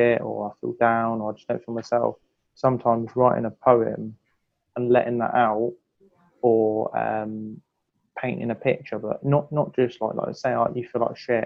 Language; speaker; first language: English; native; English